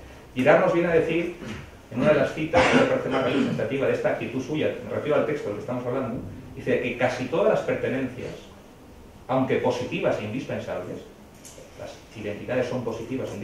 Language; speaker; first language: Spanish; native; Spanish